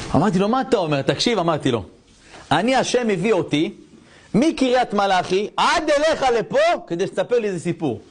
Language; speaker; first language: Hebrew; native; Hebrew